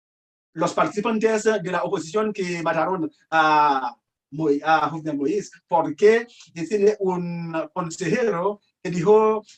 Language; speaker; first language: Spanish; non-native, learner; Haitian Creole